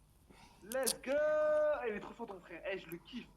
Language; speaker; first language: French; native; French